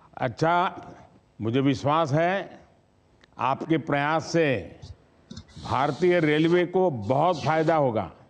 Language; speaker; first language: Hindi; non-native, local second language; Gujarati